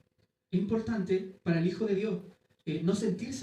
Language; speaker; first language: Spanish; native; Spanish